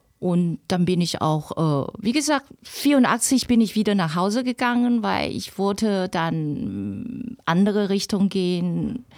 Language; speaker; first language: German; non-native, fluent; Chinese